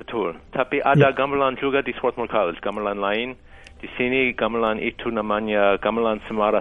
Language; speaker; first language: Indonesian; non-native, fluent; English